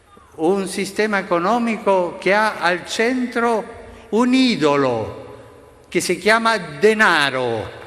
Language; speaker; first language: Italian; non-native, fluent; Spanish